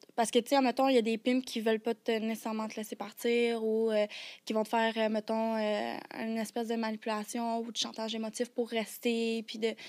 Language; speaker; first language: French; native; French